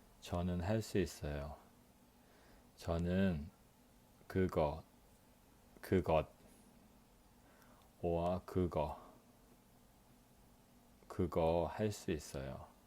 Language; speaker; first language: Korean; non-native, learner; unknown